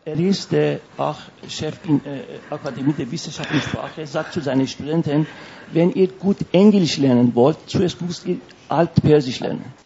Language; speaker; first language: German; non-native, fluent; Persian